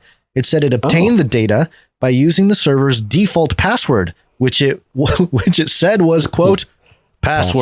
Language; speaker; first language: English; native; English